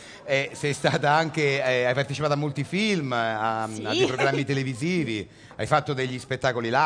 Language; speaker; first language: Italian; native; Italian